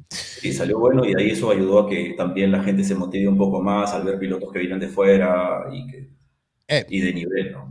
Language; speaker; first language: Spanish; native; Spanish